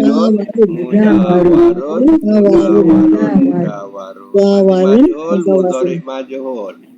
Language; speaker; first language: Arabic; non-native, fluent; Malay